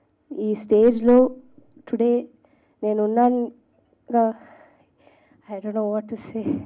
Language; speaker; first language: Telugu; non-native, local second language; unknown